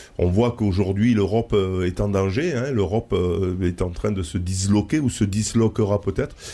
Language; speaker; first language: French; native; French